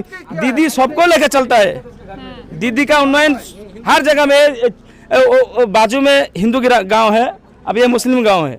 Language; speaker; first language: Hindi; non-native, local second language; Bangla